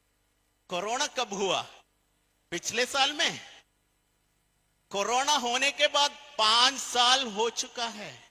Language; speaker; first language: Hindi; non-native, fluent; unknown